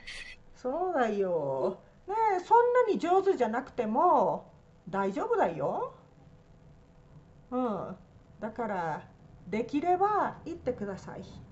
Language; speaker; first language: Japanese; early bilingual, heritage; Spanish